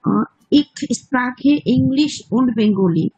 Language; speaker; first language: German; non-native, learner; Bangla